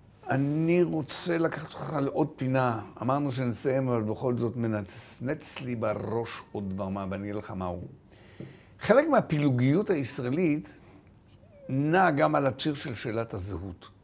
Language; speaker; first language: Hebrew; native; Hebrew